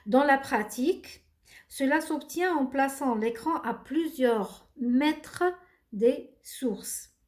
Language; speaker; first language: French; non-native, local second language; Arabic